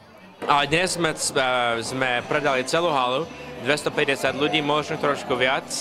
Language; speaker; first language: Slovak; early bilingual, heritage; Slovak